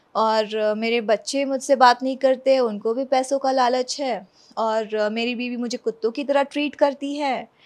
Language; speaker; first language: Hindi; non-native, local second language; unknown